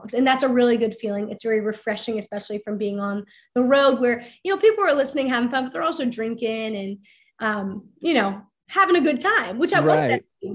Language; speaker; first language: English; native; English